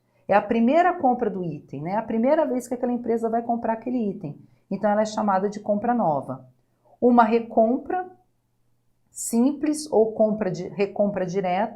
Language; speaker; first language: Portuguese; native; Portuguese